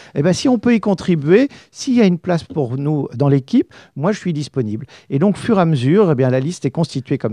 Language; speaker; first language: French; native; French